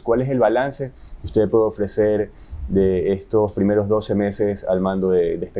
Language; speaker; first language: Spanish; native; Spanish